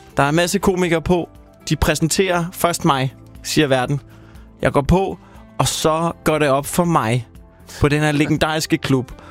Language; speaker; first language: Danish; native; Danish